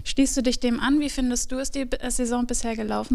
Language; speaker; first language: German; native; German